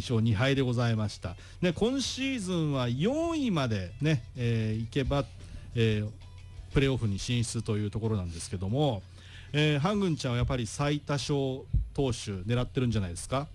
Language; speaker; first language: Japanese; native; Japanese